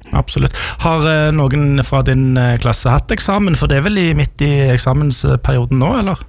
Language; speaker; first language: Norwegian; native; Norwegian